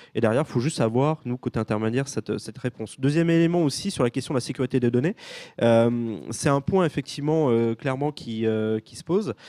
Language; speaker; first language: French; native; French